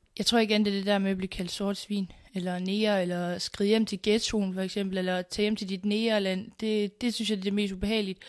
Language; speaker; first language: Danish; early bilingual, other home language; Central Kurdish